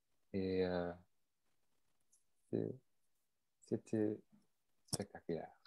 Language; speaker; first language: French; non-native, local second language; English